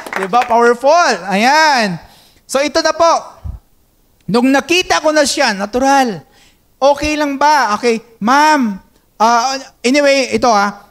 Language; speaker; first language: Filipino; non-native, local second language; Hiligaynon